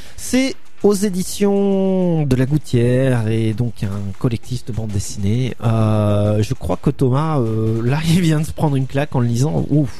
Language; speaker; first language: French; native; French